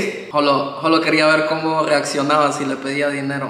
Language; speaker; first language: Spanish; early bilingual, heritage; Spanish